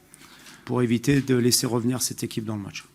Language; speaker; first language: French; native; French